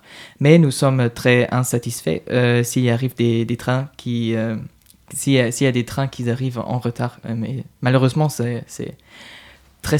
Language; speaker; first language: French; non-native, fluent; German